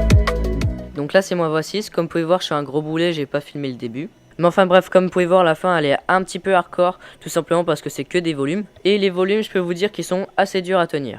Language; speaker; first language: French; native; French